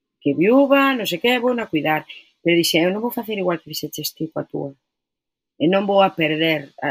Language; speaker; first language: Galician; non-native, local second language; Spanish